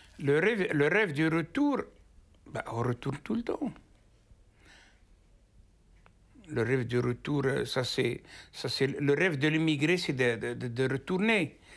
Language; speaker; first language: French; non-native, local second language; Arabic